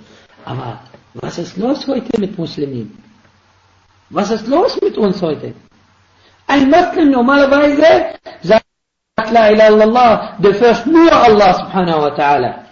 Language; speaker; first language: German; non-native, fluent; Arabic